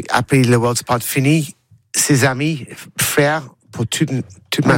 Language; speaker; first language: French; non-native, learner; English